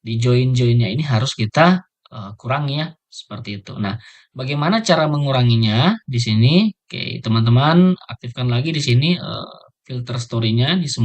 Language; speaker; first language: Indonesian; native; Indonesian